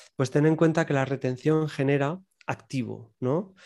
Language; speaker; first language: Spanish; native; Spanish